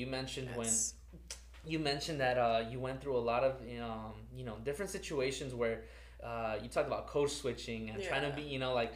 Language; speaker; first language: English; early bilingual, other home language; Spanish